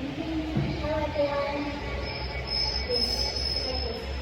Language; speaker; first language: English; non-native, learner; Indonesian